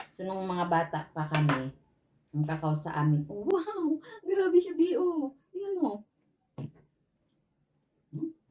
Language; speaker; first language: Filipino; non-native, local second language; Cebuano